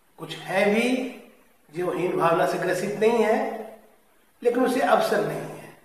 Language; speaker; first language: Hindi; native; Hindi